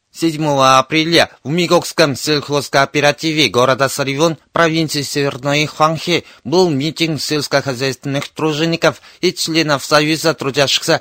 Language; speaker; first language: Russian; non-native, fluent; Korean